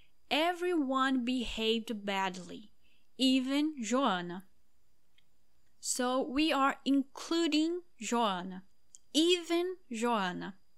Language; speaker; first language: English; non-native, fluent; Portuguese